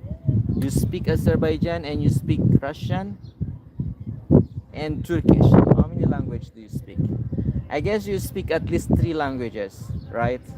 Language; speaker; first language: English; non-native, learner; Azerbaijani